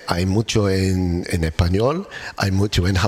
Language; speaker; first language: Spanish; non-native, learner; English